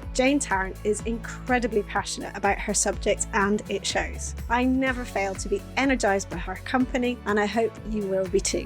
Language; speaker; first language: English; native; English